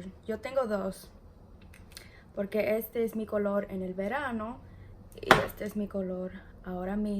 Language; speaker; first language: Spanish; early bilingual, heritage; English